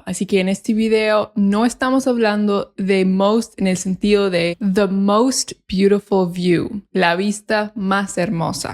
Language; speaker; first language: Spanish; non-native, fluent; English